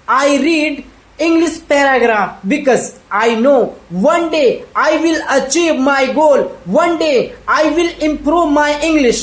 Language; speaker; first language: English; non-native, learner; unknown